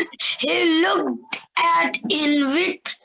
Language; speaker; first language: English; non-native, learner; Hindi